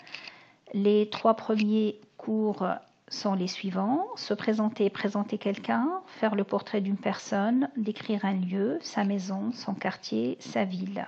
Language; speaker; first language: French; non-native, local second language; Arabic